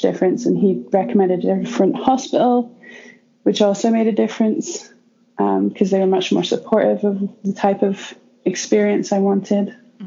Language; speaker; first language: English; native; English